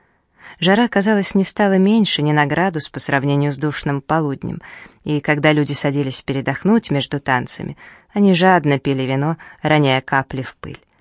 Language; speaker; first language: Russian; native; Russian